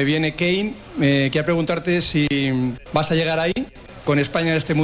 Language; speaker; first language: Spanish; native; Spanish